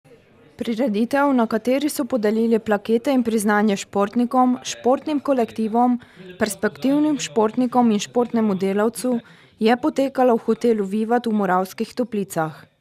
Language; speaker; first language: Slovenian; native; Slovenian